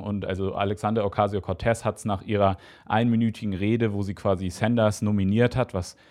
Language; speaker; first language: German; native; German